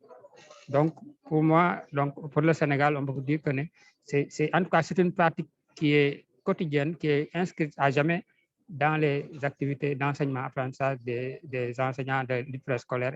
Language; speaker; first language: French; non-native, local second language; Wolof